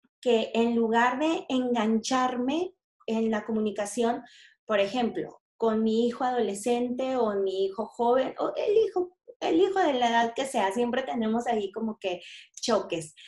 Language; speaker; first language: Spanish; native; Spanish